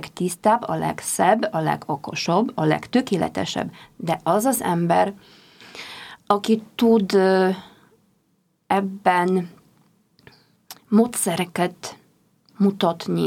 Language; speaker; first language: Hungarian; non-native, fluent; Polish